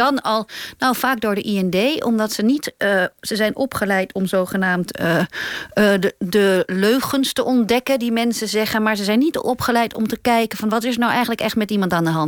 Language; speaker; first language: Dutch; native; Dutch